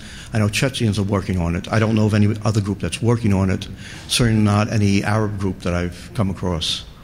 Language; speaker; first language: English; native; English